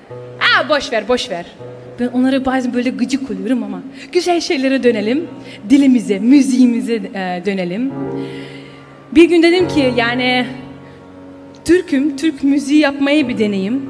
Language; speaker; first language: Turkish; early bilingual, heritage; Dutch